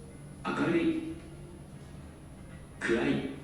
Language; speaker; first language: Japanese; non-native, learner; Indonesian